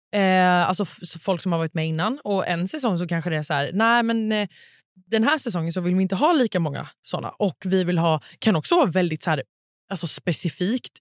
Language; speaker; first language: Swedish; native; Swedish